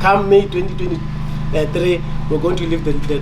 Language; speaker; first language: English; non-native, local second language; Northern Sotho